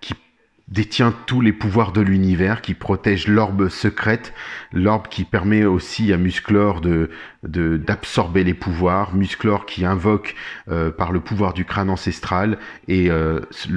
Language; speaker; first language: French; native; French